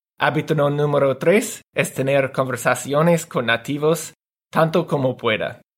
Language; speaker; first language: Spanish; non-native, learner; English